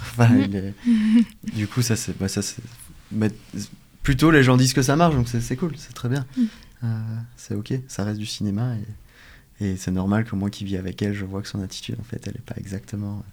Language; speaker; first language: French; native; French